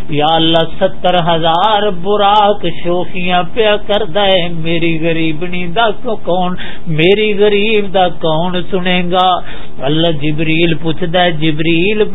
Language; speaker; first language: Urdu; non-native, local second language; Dogri